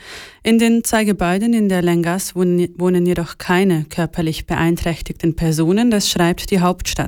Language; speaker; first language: German; native; German